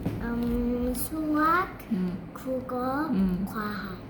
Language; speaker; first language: Korean; early bilingual, heritage; Korean